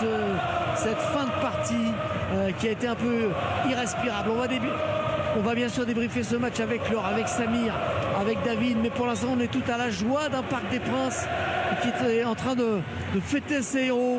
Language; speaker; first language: French; native; French